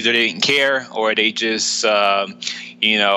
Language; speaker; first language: English; native; English